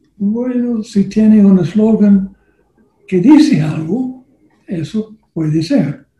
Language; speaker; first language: Spanish; non-native, learner; English